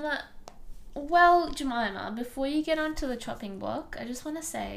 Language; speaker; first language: English; non-native, local second language; Tamil